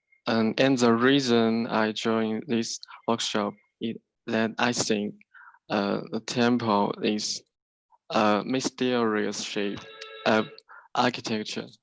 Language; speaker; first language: English; non-native, learner; Chinese